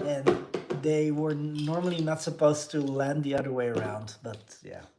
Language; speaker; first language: English; non-native, fluent; Dutch